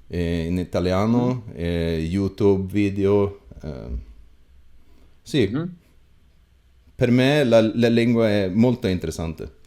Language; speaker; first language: Italian; non-native, learner; Swedish